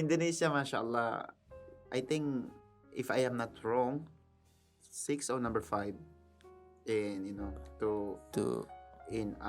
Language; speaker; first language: English; non-native, learner; Filipino